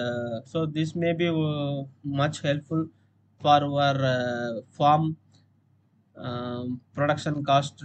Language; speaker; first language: English; non-native, local second language; Tamil